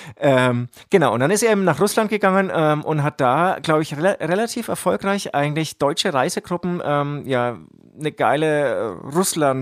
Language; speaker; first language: German; native; German